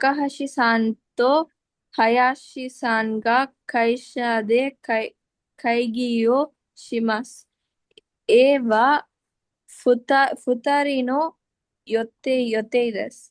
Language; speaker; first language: Japanese; non-native, learner; Tamil